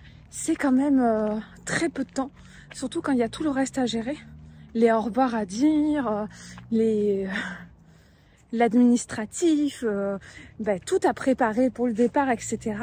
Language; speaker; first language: French; native; French